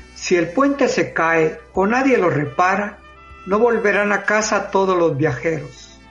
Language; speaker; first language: Spanish; native; Spanish